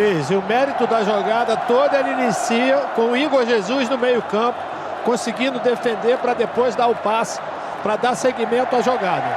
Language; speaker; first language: Portuguese; native; Portuguese